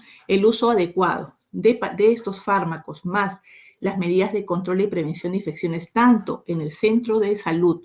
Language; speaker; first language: Spanish; native; Spanish